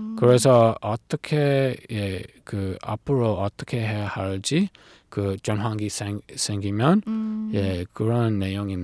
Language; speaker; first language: Korean; non-native, learner; English